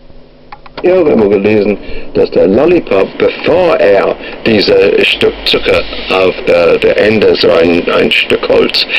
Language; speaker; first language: German; non-native, fluent; English